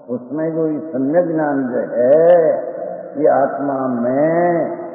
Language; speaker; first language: Hindi; non-native, local second language; Gujarati